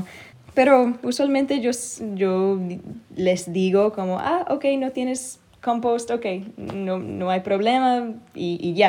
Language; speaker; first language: Spanish; early bilingual, other home language; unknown